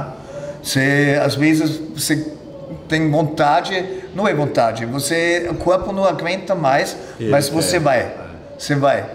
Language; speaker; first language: Portuguese; non-native, fluent; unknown